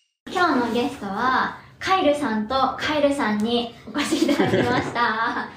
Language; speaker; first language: Japanese; native; Japanese